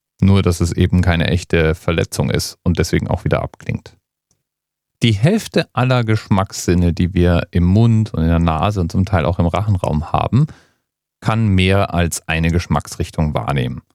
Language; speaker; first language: German; native; German